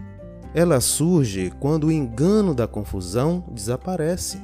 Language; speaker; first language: Portuguese; native; Portuguese